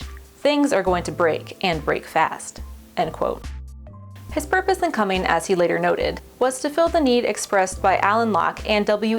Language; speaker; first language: English; native; English